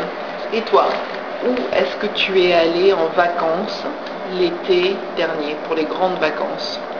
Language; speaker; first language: French; non-native, fluent; English